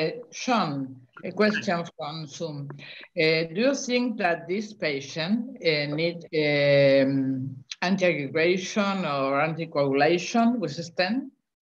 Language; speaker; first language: English; non-native, fluent; Spanish